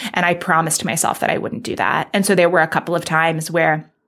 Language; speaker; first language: English; native; English